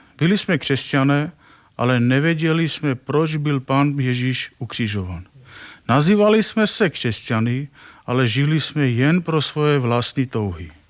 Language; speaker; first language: Czech; non-native, fluent; Armenian